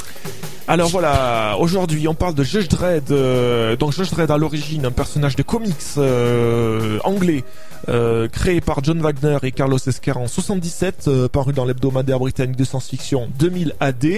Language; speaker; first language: French; native; French